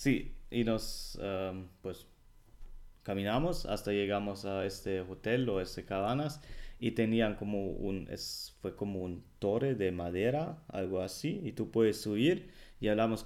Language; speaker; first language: Spanish; non-native, fluent; German